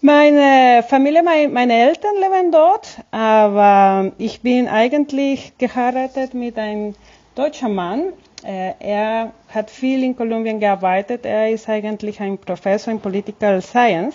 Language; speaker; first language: German; non-native, fluent; Spanish